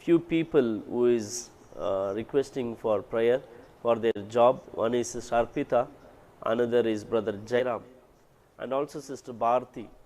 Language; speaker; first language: English; non-native, local second language; Kannada